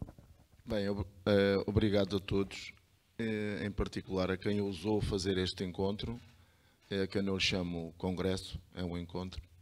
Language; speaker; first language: Portuguese; native; Portuguese